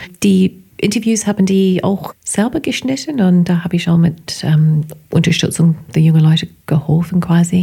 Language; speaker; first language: German; non-native, fluent; English